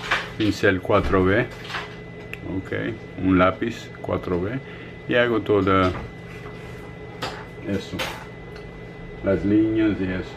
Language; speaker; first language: Spanish; non-native, fluent; Portuguese